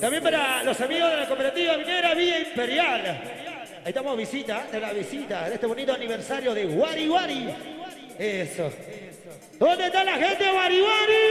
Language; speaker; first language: Spanish; native; Spanish